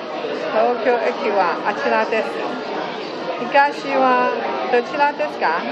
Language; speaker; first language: Japanese; non-native, learner; Chinese